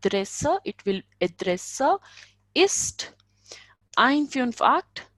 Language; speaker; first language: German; non-native, fluent; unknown